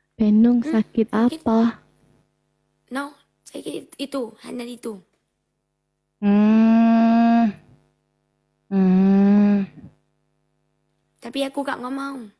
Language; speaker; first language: Indonesian; non-native, learner; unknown